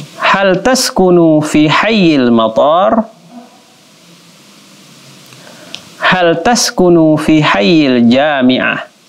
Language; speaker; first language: Arabic; non-native, fluent; Indonesian